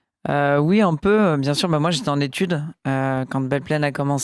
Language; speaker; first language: French; native; French